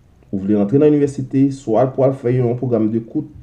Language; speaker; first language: French; non-native, local second language; Haitian Creole